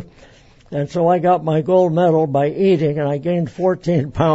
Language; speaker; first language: English; native; English